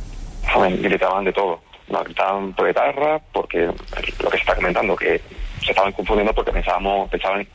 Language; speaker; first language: Spanish; native; Spanish